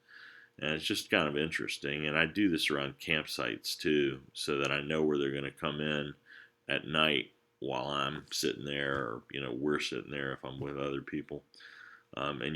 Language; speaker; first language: English; native; English